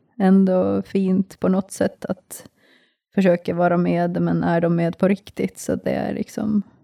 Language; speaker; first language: Swedish; non-native, local second language; Finnish